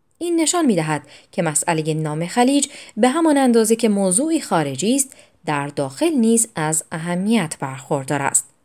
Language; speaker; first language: Persian; non-native, local second language; Azerbaijani